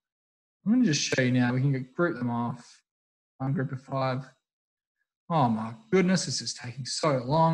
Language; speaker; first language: English; native; English